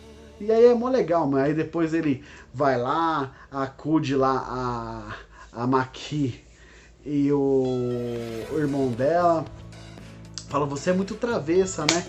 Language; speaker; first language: Portuguese; native; Portuguese